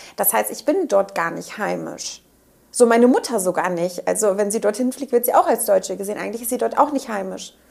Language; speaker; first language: German; native; German